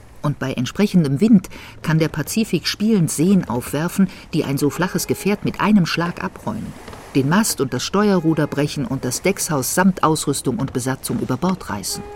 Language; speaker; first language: German; native; German